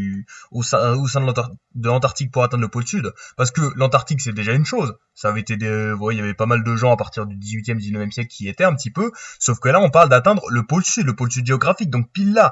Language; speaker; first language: French; native; French